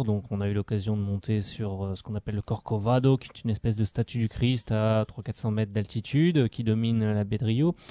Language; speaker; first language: French; native; French